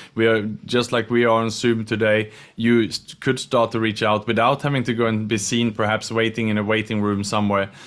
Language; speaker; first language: English; non-native, fluent; Swedish